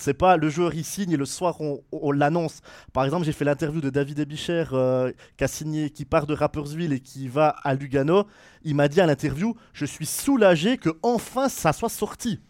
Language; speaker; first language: French; native; French